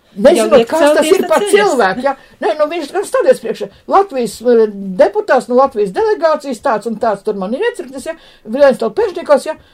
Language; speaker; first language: Latvian; non-native, local second language; Russian